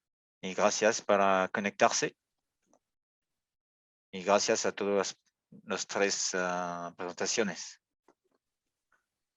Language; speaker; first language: Spanish; non-native, learner; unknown